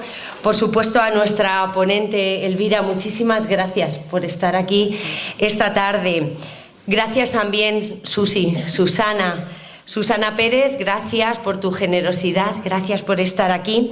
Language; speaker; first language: Spanish; native; Spanish